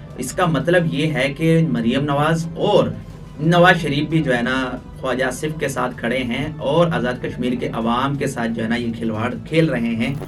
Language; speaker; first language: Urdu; non-native, local second language; Punjabi